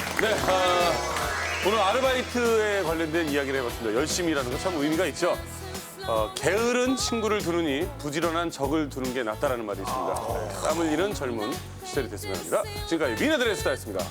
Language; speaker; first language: Korean; native; Korean